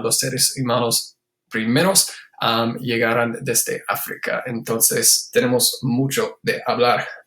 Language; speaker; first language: Spanish; non-native, fluent; English